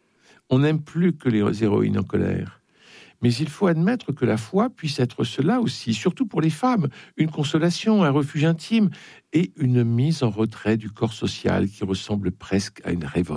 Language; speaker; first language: French; native; French